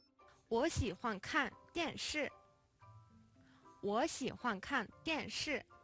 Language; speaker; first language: Chinese; non-native, fluent; Mongolian